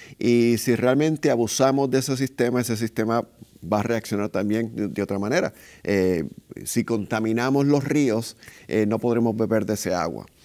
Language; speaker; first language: Spanish; native; Spanish